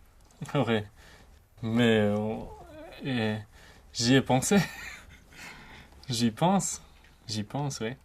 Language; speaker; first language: French; non-native, fluent; Uzbek